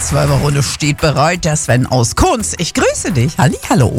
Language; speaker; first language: German; native; German